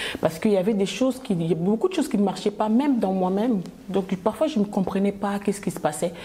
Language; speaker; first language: French; non-native, local second language; Lingala